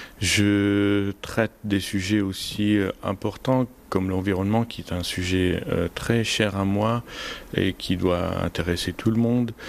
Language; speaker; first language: French; non-native, fluent; Arabic